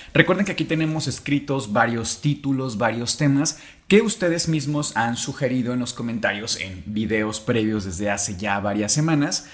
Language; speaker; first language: Spanish; native; Spanish